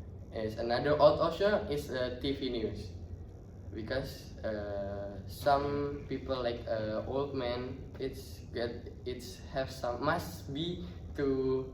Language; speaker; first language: English; non-native, learner; Indonesian